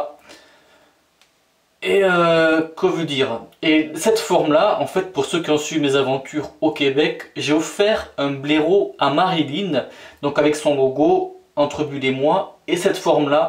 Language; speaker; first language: French; native; French